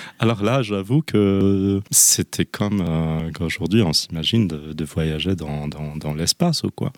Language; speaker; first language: French; non-native, fluent; Polish